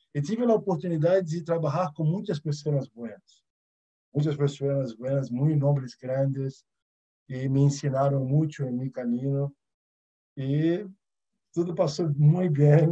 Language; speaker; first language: Portuguese; early bilingual, other home language; Arabic